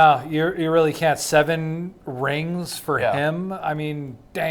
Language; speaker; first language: English; native; English